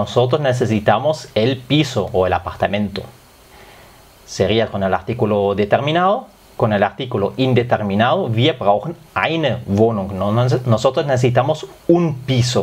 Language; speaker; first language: Spanish; non-native, fluent; German